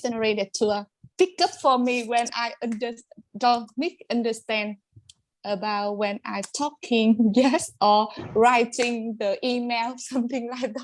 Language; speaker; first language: English; non-native, learner; Vietnamese